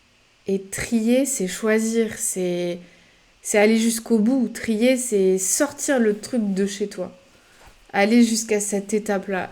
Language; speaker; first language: French; native; French